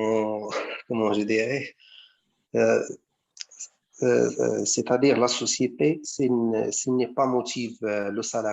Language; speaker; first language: French; non-native, learner; Arabic